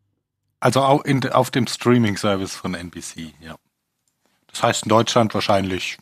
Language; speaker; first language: German; native; German